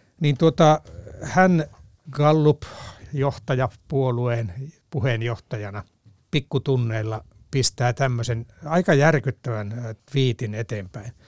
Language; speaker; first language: Finnish; native; Finnish